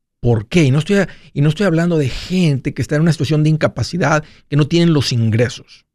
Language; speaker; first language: Spanish; native; Spanish